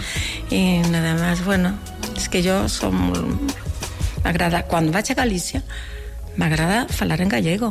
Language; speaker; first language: Catalan; non-native, local second language; Galician